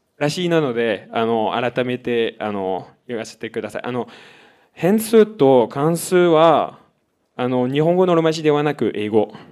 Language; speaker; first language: Japanese; non-native, fluent; French